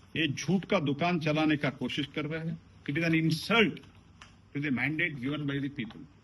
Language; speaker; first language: Hindi; non-native, local second language; Kannada